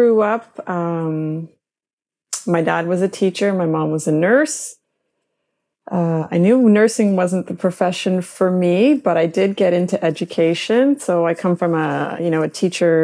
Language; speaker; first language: English; native; English